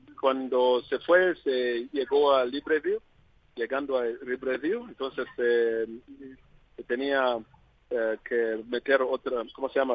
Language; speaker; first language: Spanish; non-native, learner; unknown